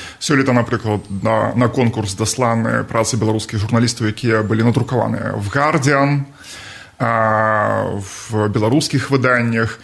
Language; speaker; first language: Belarusian; non-native, local second language; Russian